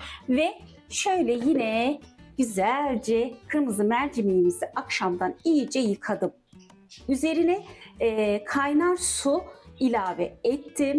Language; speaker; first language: Turkish; native; Turkish